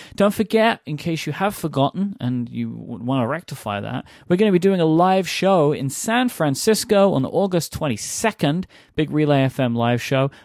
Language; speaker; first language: English; native; English